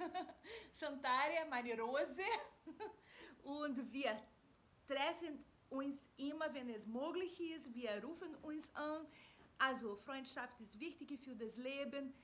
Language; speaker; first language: German; non-native, fluent; Portuguese